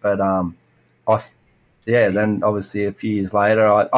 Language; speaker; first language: English; native; English